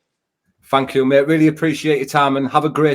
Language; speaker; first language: English; native; English